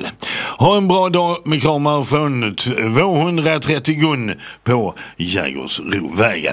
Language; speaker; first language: Swedish; native; Swedish